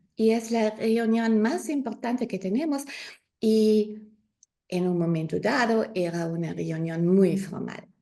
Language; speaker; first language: Spanish; non-native, learner; German